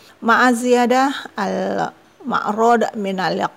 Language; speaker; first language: Arabic; non-native, fluent; Indonesian